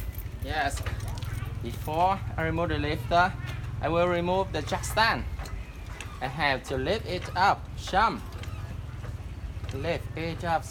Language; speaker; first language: English; non-native, learner; Vietnamese